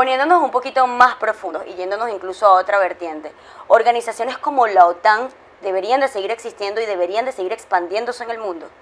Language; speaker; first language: Spanish; native; Spanish